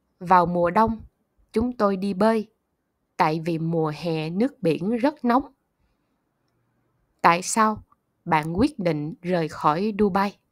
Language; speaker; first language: Vietnamese; non-native, learner; German